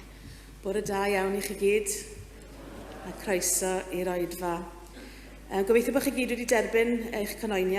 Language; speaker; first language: Welsh; native; Welsh